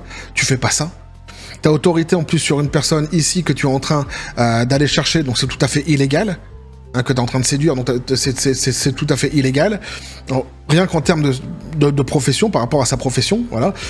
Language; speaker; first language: French; native; French